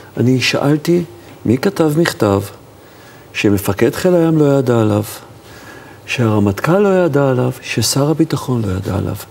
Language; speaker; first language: Hebrew; native; Hebrew